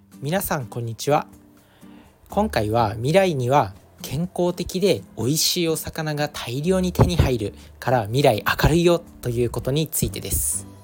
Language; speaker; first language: Japanese; native; Japanese